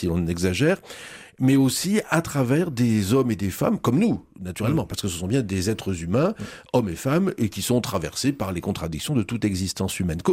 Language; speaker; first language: French; native; French